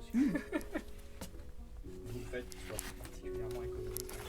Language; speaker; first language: French; native; French